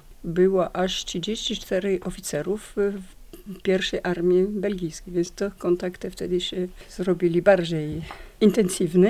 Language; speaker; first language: Polish; non-native, learner; French